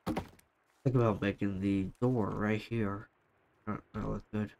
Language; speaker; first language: English; native; English